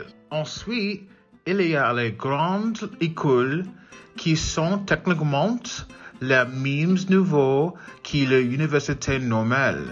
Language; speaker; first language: French; non-native, learner; English